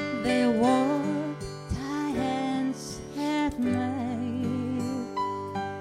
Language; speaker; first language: English; non-native, learner; Italian